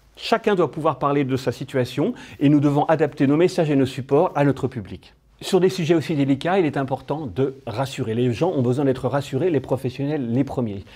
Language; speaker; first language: French; native; French